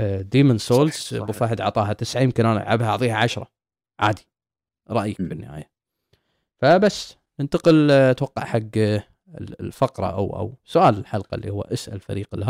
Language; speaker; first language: Arabic; native; Arabic